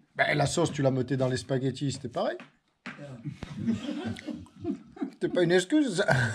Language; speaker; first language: French; native; French